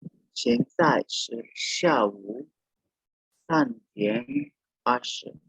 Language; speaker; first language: Chinese; non-native, learner; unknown